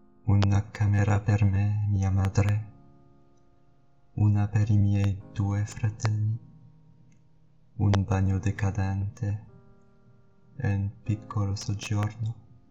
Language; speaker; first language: Italian; non-native, learner; French